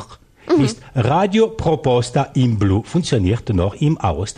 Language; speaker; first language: German; non-native, local second language; French